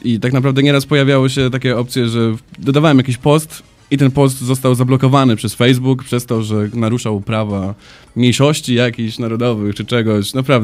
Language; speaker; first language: Polish; native; Polish